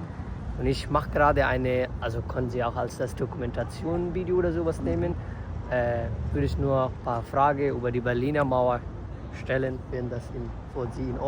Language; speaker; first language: German; non-native, learner; Bangla